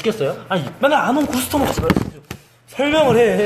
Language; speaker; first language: Korean; native; Korean